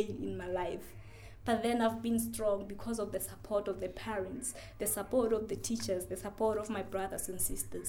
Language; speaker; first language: English; non-native, local second language; Northern Sotho